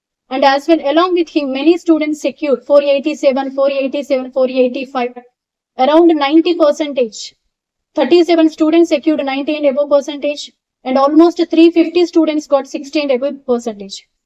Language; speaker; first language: English; non-native, local second language; Telugu